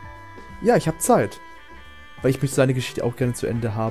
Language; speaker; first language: German; native; German